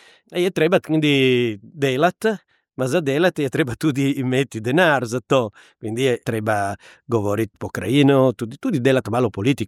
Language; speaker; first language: Slovenian; non-native, learner; Italian